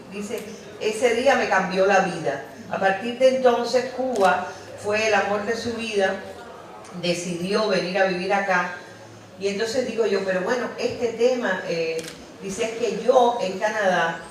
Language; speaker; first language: Spanish; native; Spanish